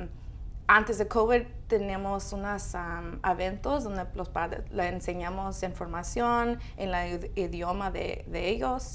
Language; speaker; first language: Spanish; early bilingual, heritage; Spanish